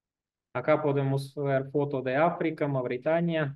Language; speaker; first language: Spanish; non-native, learner; Russian